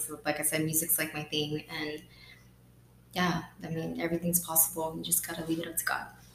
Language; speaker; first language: English; native; English